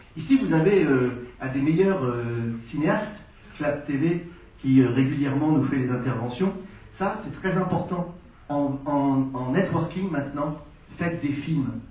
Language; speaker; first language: French; native; French